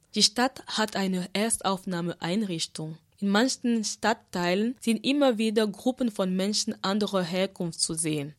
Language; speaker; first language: German; native; German